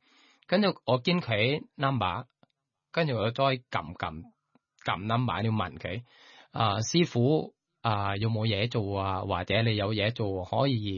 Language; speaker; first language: Cantonese; non-native, learner; Thai